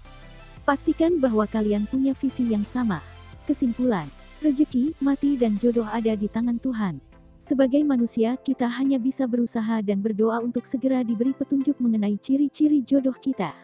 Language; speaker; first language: Indonesian; native; Indonesian